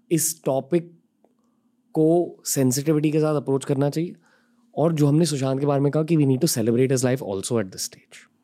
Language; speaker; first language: Hindi; native; Hindi